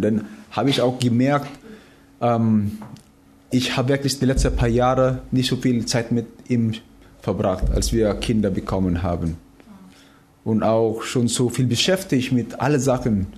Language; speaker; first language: German; non-native, fluent; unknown